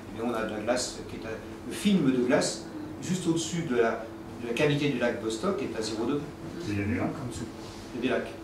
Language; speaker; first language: French; native; French